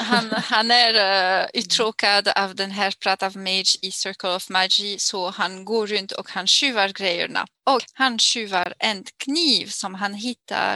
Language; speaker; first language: Swedish; non-native, fluent; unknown